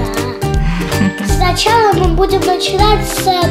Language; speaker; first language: Russian; early bilingual, heritage; Russian